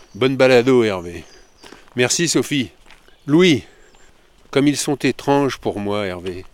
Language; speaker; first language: French; native; French